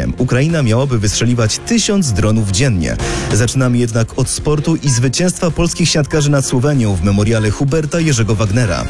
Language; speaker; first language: Polish; native; Polish